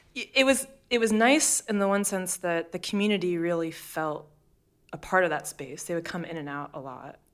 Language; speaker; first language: English; native; English